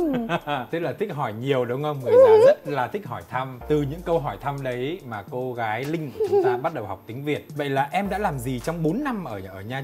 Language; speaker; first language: Vietnamese; native; Vietnamese